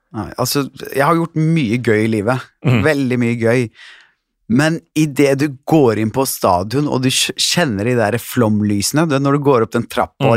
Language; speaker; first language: Norwegian; early bilingual, other home language; Turkish